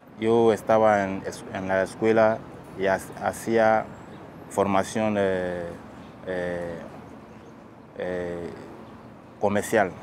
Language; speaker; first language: Spanish; non-native, learner; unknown